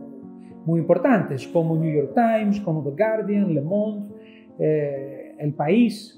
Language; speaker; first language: Spanish; non-native, fluent; Greek